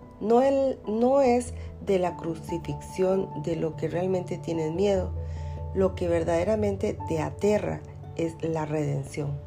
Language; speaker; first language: Spanish; native; Spanish